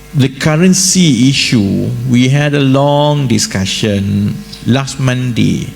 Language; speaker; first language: English; non-native, local second language; Malay